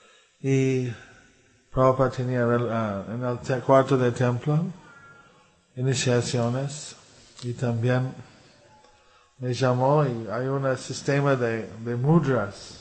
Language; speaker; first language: Spanish; non-native, fluent; English